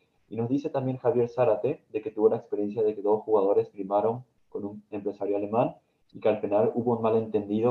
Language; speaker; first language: Spanish; native; Spanish